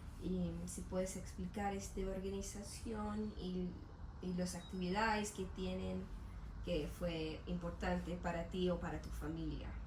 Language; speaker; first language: Spanish; non-native, learner; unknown